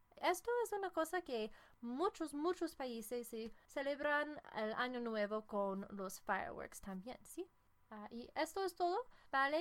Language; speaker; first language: Spanish; non-native, fluent; English